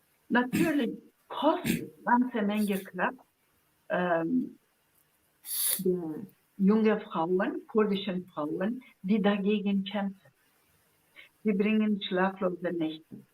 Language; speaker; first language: German; non-native, fluent; Zaza